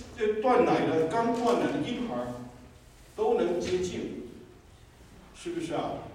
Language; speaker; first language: Chinese; non-native, local second language; Cantonese